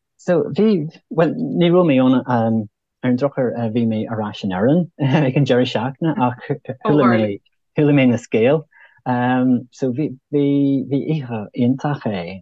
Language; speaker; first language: Irish; non-native, local second language; English